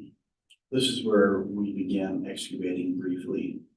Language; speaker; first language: English; native; English